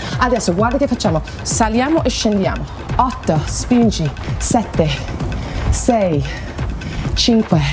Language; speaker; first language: Italian; non-native, fluent; English